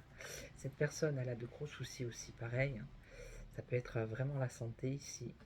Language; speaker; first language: French; native; French